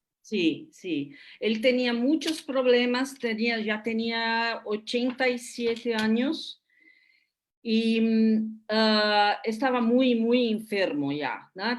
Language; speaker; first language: Spanish; non-native, fluent; Portuguese